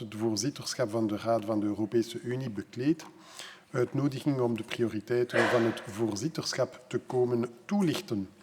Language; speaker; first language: Dutch; non-native, local second language; French